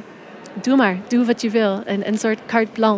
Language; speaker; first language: Dutch; non-native, fluent; English